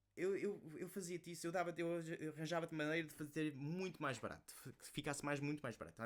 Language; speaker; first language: Portuguese; non-native, fluent; English